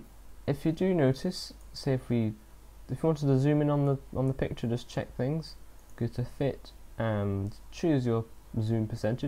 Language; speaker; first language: English; native; English